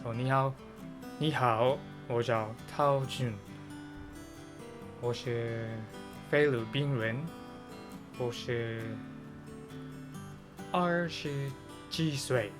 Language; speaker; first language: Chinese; non-native, learner; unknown